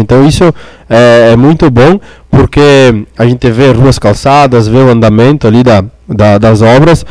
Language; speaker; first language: Portuguese; native; Portuguese